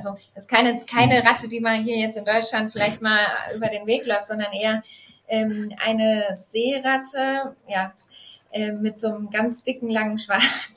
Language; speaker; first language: German; native; German